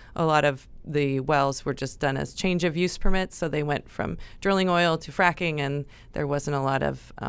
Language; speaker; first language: English; native; English